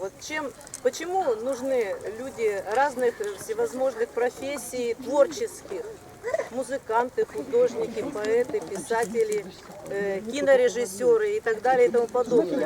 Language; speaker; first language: Russian; native; Russian